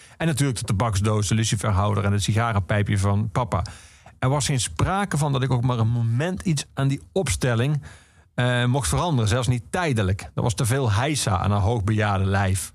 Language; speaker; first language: Dutch; native; Dutch